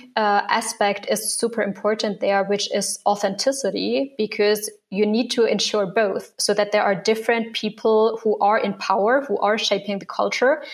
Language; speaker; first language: English; non-native, fluent; German